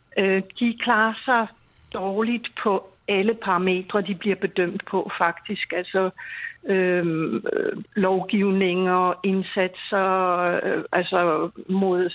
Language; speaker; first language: Danish; native; Danish